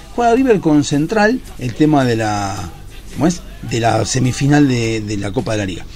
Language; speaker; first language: Spanish; native; Spanish